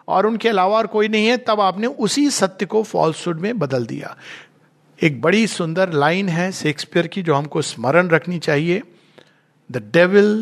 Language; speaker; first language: Hindi; native; Hindi